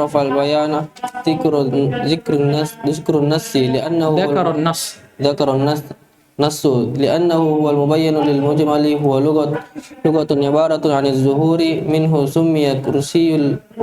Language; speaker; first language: Arabic; non-native, learner; Indonesian